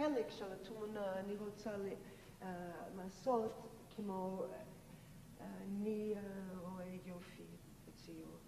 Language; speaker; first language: Hebrew; non-native, learner; English